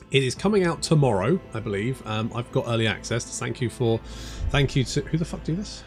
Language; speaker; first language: English; native; English